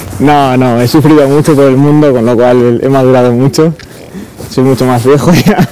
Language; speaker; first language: Spanish; native; Spanish